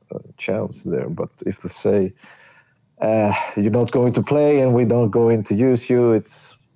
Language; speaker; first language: English; non-native, learner; Swedish